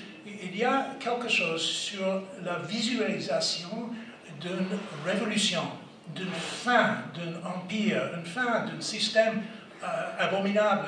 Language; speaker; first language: French; non-native, fluent; English